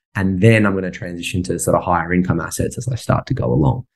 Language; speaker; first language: English; native; English